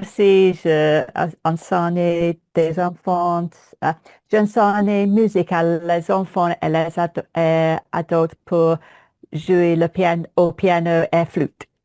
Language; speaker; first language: French; non-native, learner; English